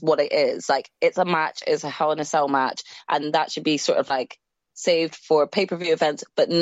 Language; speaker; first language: English; native; English